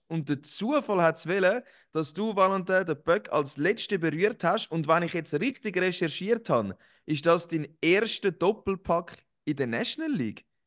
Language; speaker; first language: German; native; German